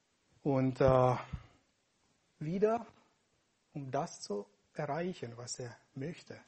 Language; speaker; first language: German; non-native, fluent; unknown